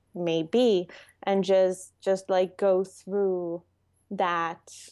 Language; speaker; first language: English; non-native, fluent; Hebrew